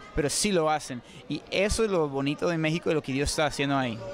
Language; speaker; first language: Spanish; non-native, fluent; English